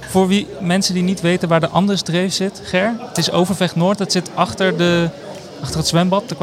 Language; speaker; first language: Dutch; native; Dutch